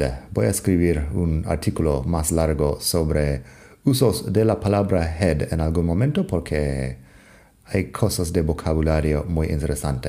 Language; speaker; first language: Spanish; non-native, fluent; English